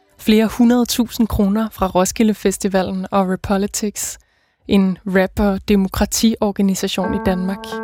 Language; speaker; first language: Danish; native; Danish